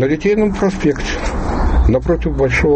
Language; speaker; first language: Russian; native; Russian